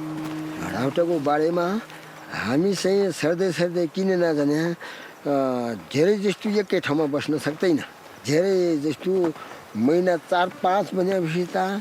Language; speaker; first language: Nepali; non-native, local second language; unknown